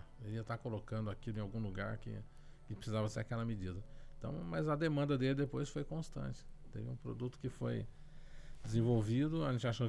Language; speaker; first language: Portuguese; native; Portuguese